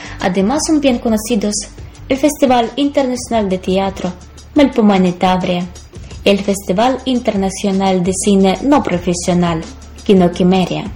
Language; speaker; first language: Spanish; non-native, fluent; Ukrainian